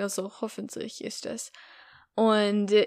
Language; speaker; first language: German; non-native, learner; English